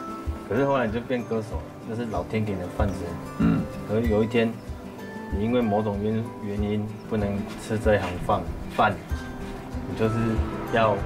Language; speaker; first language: Chinese; native; Chinese